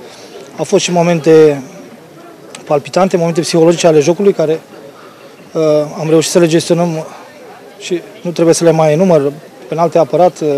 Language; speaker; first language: Romanian; native; Romanian